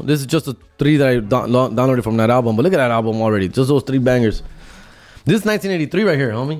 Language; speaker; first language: English; early bilingual, other home language; Spanish